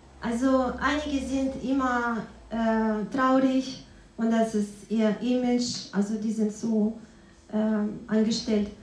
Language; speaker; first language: German; non-native, fluent; Russian